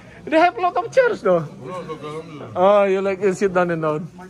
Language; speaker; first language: English; non-native, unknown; Indonesian